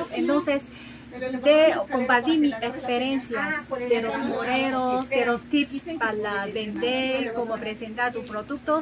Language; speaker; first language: Spanish; non-native, learner; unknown